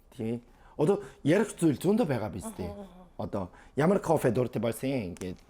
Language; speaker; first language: Mongolian; non-native, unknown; Korean